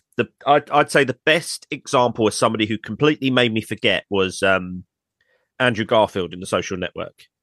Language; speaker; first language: English; native; English